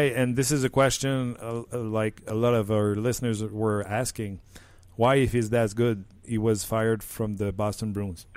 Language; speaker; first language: English; non-native, fluent; French